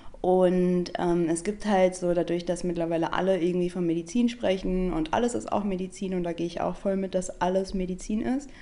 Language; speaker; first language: German; native; German